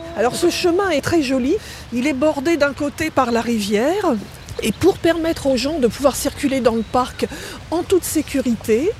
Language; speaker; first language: French; native; French